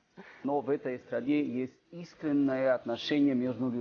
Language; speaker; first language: Russian; non-native, fluent; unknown